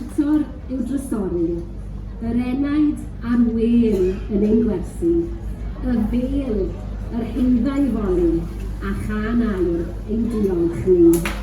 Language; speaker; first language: Welsh; native; Welsh